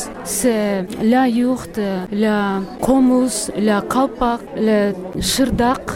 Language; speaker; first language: French; non-native, learner; Kyrgyz